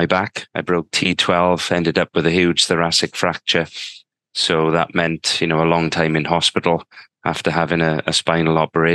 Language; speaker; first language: English; native; English